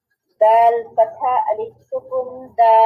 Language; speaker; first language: Arabic; non-native, learner; Bangla